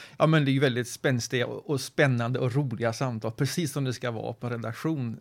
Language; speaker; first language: Swedish; non-native, fluent; English